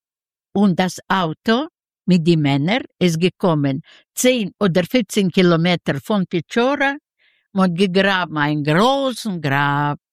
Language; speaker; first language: German; non-native, learner; Yiddish